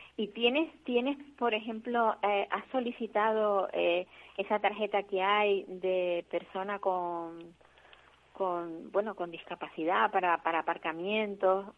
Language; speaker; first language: Spanish; native; Spanish